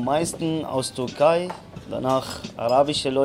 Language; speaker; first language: German; non-native, learner; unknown